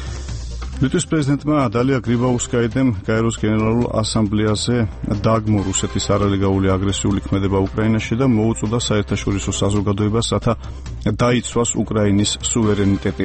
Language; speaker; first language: Georgian; native; Georgian